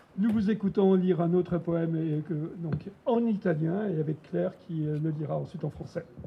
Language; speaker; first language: French; native; French